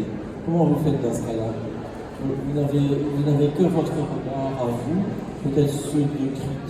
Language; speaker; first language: French; native; French